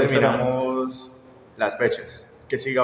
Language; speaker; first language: Spanish; native; Spanish